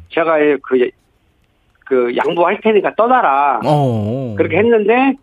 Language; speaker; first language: Korean; native; Korean